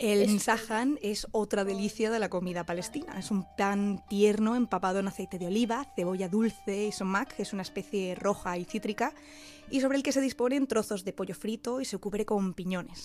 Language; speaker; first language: Spanish; native; Spanish